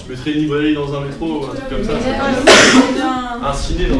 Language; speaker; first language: French; native; French